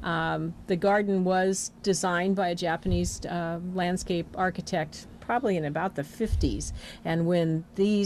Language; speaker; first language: English; native; English